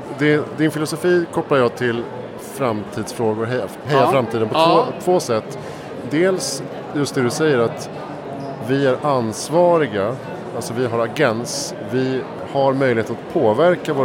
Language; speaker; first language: Swedish; native; Swedish